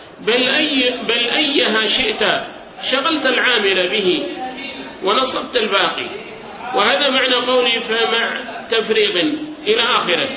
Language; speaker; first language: Arabic; native; Arabic